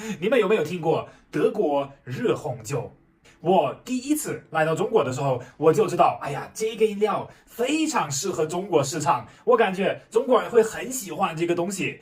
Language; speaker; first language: Chinese; non-native, fluent; German